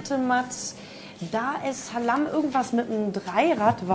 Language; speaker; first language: German; native; German